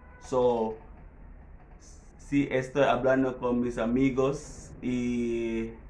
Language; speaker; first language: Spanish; non-native, learner; English